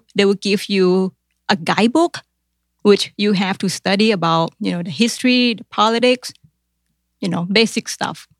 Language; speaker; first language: English; non-native, fluent; Thai